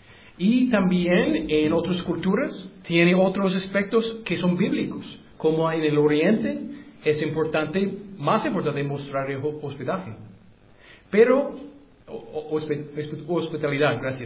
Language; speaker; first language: Spanish; non-native, learner; English